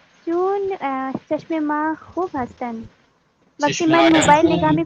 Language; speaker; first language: Persian; non-native, learner; Urdu